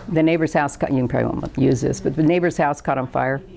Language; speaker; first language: English; native; English